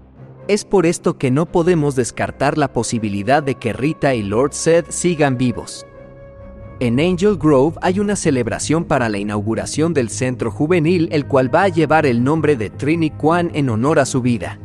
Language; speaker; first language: Spanish; native; Spanish